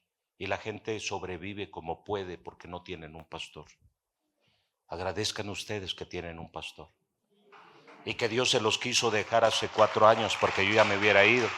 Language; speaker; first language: Spanish; native; Spanish